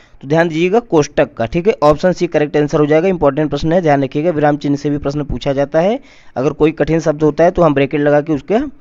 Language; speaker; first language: Hindi; native; Hindi